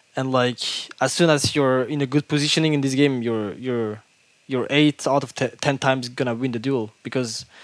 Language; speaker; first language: English; non-native, fluent; French